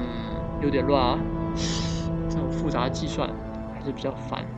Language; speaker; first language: Chinese; native; Chinese